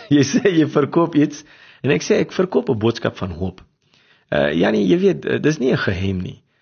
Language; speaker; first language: Afrikaans; non-native, local second language; English